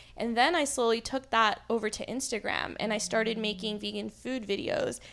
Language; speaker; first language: English; native; English